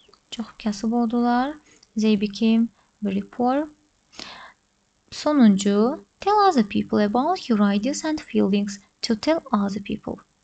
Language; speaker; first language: English; non-native, fluent; Azerbaijani